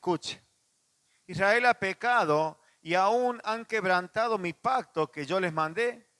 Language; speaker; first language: Spanish; native; Spanish